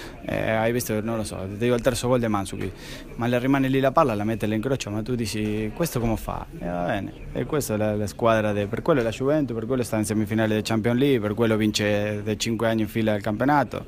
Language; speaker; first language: Italian; non-native, fluent; Spanish